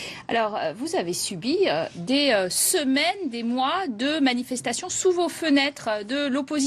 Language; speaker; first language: French; native; French